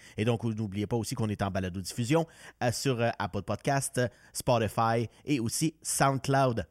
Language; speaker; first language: French; native; French